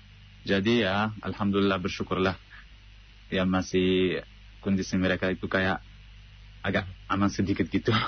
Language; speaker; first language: Indonesian; non-native, fluent; Arabic